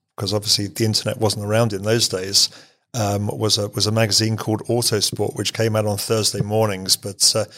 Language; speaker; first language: English; native; English